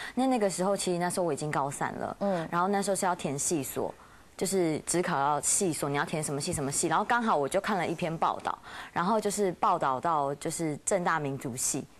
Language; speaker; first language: Chinese; native; Chinese